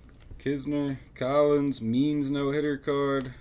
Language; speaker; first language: English; native; English